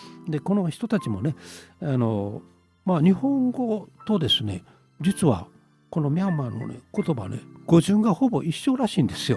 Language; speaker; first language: Japanese; native; Japanese